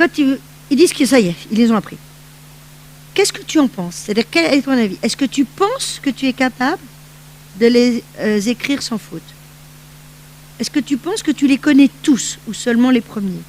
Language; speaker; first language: French; native; French